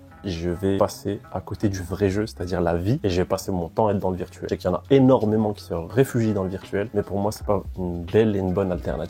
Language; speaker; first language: French; native; French